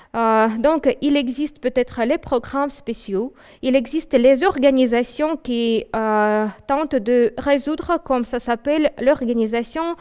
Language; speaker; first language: French; non-native, fluent; Russian